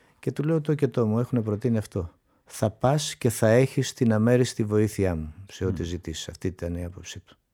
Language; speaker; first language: Greek; native; Greek